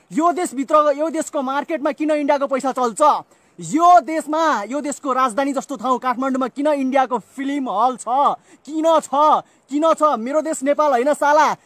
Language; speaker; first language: Nepali; native; Nepali